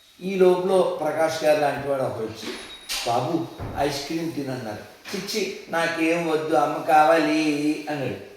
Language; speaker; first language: Telugu; native; Telugu